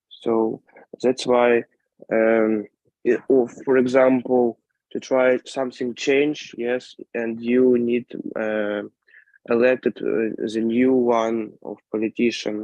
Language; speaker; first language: English; non-native, learner; Ukrainian